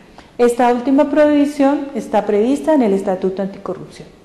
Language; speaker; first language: Spanish; native; Spanish